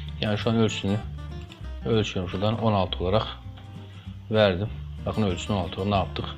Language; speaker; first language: Turkish; native; Turkish